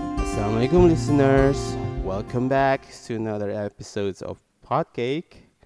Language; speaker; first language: English; non-native, learner; Indonesian